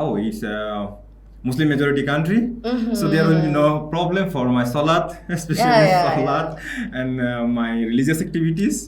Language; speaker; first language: English; non-native, local second language; Bangla